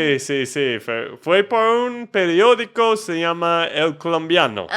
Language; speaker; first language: Spanish; non-native, fluent; English